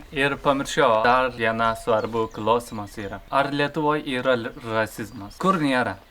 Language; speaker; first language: Lithuanian; non-native, fluent; Turkish